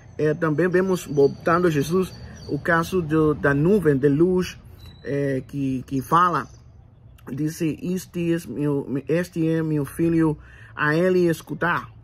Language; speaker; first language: Portuguese; non-native, fluent; Spanish